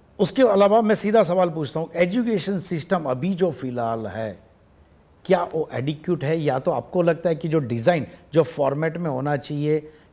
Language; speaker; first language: Hindi; non-native, local second language; Gujarati